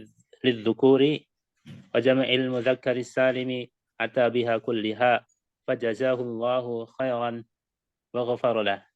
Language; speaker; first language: Arabic; non-native, learner; Indonesian